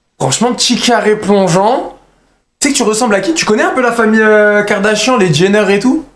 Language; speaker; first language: French; early bilingual, other home language; Arabic